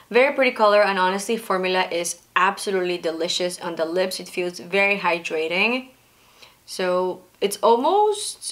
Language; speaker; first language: English; non-native, fluent; Spanish